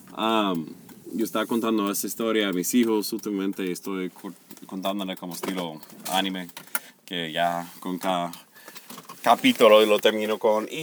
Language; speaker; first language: Spanish; non-native, fluent; English